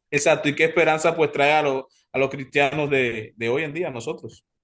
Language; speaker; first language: Spanish; native; Spanish